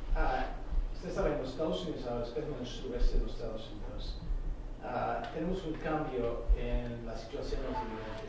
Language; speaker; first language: Spanish; non-native, fluent; English